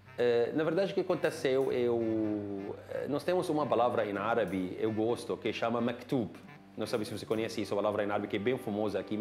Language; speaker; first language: Portuguese; non-native, learner; Arabic